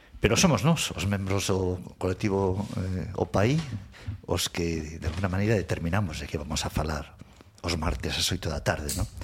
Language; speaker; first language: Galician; non-native, local second language; Spanish